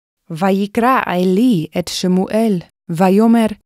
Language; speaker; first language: Hebrew; non-native, fluent; English